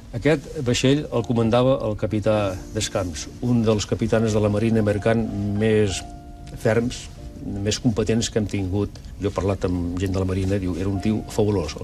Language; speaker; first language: Catalan; early bilingual, other home language; Basque